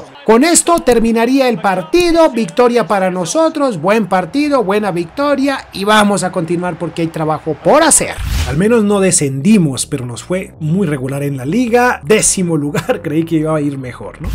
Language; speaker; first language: Spanish; native; Spanish